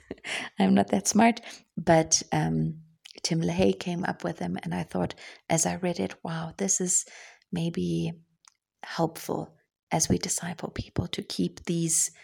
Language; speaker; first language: English; non-native, fluent; German